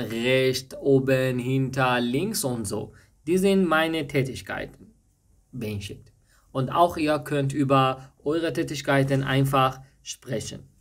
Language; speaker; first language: German; non-native, learner; Persian